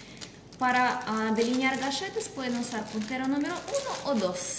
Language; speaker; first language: Spanish; non-native, fluent; Russian